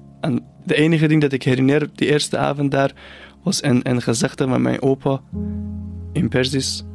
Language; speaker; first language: Dutch; non-native, fluent; Persian